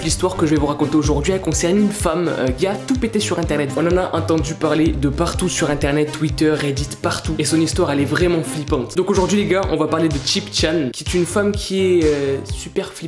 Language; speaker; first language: French; native; French